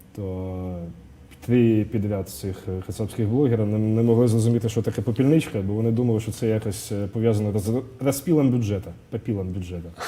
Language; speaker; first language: Ukrainian; non-native, local second language; Russian